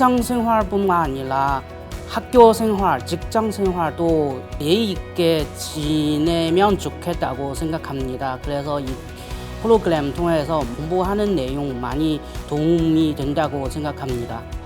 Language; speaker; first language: Korean; non-native, learner; Chinese